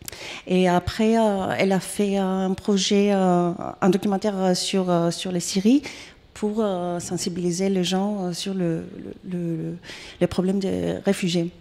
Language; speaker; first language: French; non-native, fluent; Greek